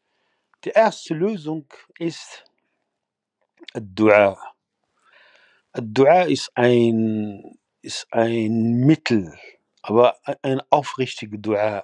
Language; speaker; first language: German; non-native, fluent; Arabic